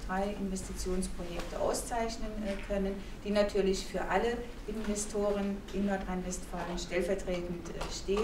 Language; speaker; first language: German; native; German